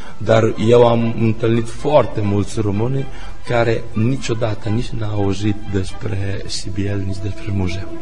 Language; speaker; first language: Romanian; non-native, fluent; Italian